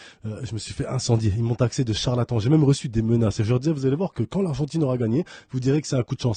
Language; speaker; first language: French; native; French